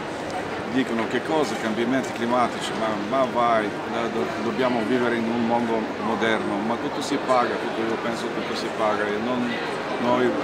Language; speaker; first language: Italian; non-native, learner; Bulgarian